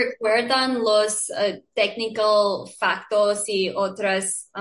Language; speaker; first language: Spanish; non-native, learner; English